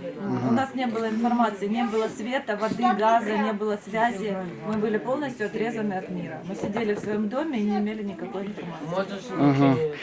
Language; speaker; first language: Russian; native; Russian